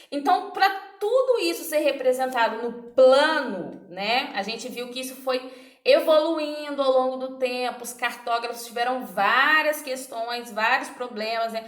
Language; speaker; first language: Portuguese; native; Portuguese